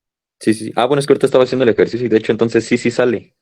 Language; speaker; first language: Spanish; native; Spanish